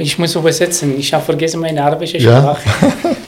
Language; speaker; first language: German; non-native, learner; Arabic